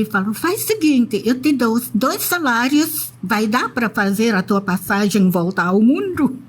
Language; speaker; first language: Portuguese; non-native, fluent; Indonesian